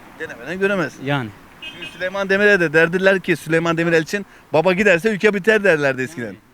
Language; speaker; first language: Turkish; native; Turkish